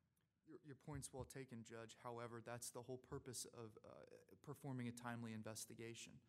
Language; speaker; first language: English; native; English